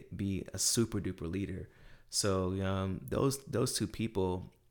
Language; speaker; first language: English; native; English